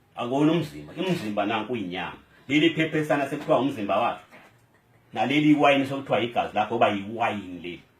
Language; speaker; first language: Zulu; native; Zulu